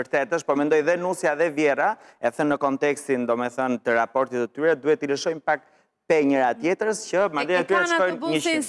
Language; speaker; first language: Albanian; native; Albanian